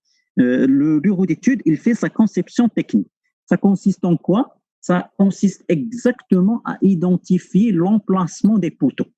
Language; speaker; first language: French; non-native, local second language; Arabic